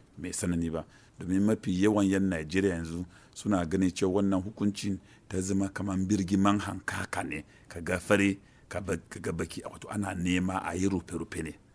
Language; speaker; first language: Hausa; native; Hausa